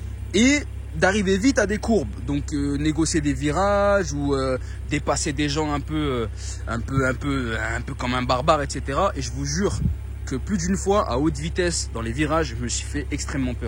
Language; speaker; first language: French; native; French